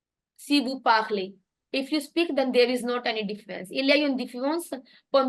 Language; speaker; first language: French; non-native, fluent; Punjabi